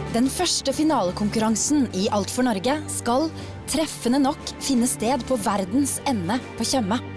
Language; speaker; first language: Norwegian; native; Norwegian